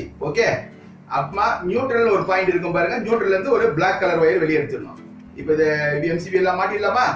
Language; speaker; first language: Tamil; native; Tamil